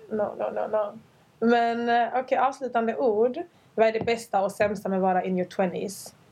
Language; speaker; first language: Swedish; early bilingual, other home language; Rundi